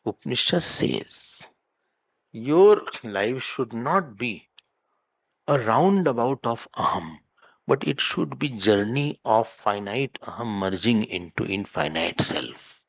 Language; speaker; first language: English; non-native, local second language; Hindi